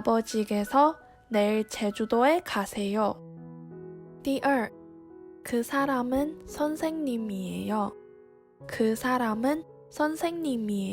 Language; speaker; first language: Korean; non-native, fluent; Chinese